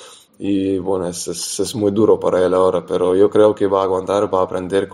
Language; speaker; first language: Spanish; non-native, fluent; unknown